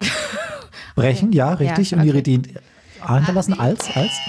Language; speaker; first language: German; native; German